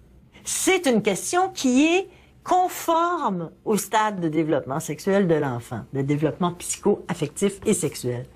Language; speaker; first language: French; native; French